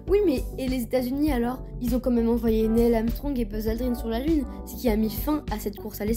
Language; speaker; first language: French; native; French